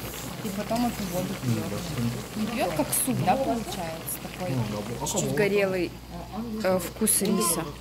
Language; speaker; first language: Russian; native; Russian